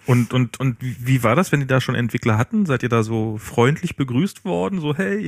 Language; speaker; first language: German; native; German